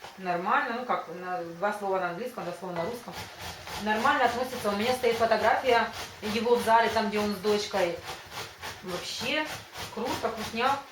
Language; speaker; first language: Russian; native; Russian